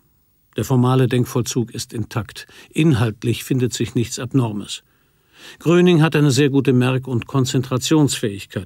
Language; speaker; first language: German; native; German